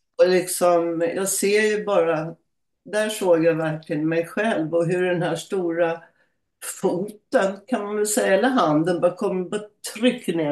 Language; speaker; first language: Swedish; native; Swedish